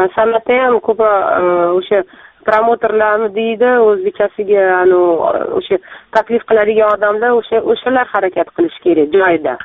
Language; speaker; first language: Uzbek; non-native, local second language; Russian